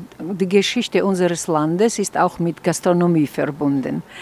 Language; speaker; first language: German; non-native, fluent; Georgian